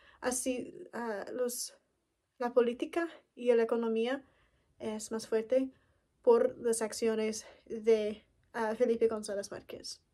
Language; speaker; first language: Spanish; non-native, learner; English